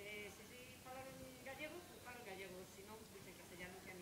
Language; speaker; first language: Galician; non-native, local second language; Spanish